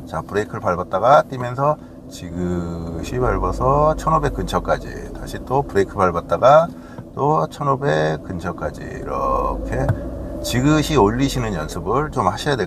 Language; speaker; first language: Korean; native; Korean